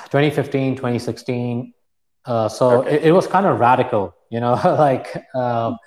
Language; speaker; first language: English; non-native, fluent; Arabic